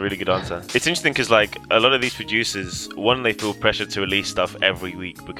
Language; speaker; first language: English; native; English